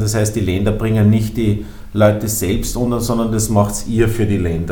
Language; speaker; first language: German; native; German